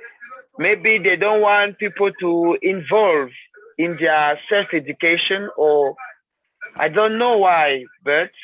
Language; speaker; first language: English; non-native, learner; French